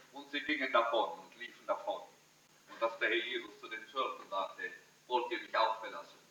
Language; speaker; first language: German; early bilingual, heritage; German